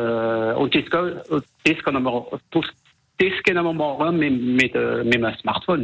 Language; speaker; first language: German; non-native, local second language; French